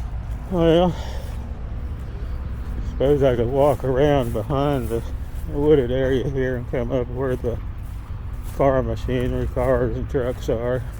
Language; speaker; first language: English; native; English